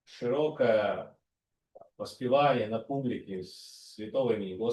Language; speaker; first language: Russian; native; Russian